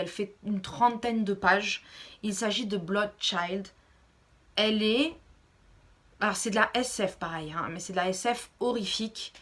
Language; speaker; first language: French; native; French